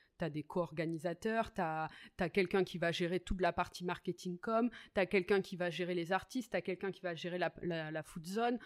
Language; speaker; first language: French; native; French